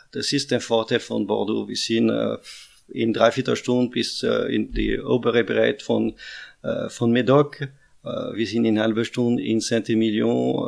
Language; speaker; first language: German; non-native, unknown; French